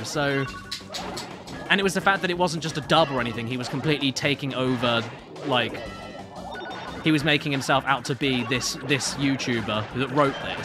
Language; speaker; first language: English; native; English